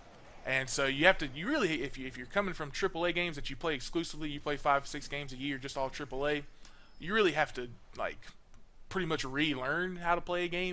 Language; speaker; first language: English; native; English